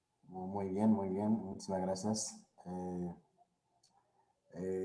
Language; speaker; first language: Spanish; non-native, fluent; Haitian Creole